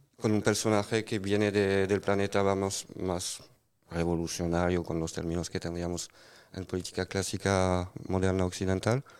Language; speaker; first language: Spanish; non-native, fluent; French